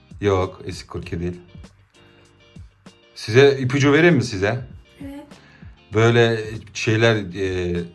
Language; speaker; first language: Turkish; early bilingual, heritage; Turkish